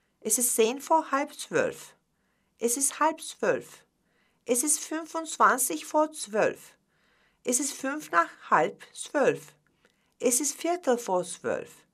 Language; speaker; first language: German; non-native, fluent; Turkish